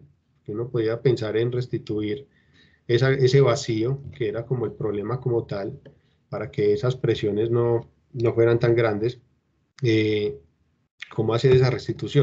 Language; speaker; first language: Spanish; native; Spanish